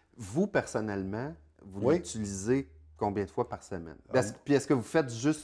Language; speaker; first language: French; native; French